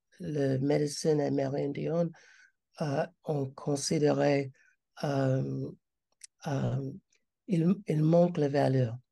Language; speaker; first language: French; non-native, learner; English